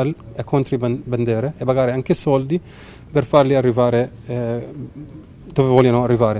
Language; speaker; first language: Italian; non-native, learner; Arabic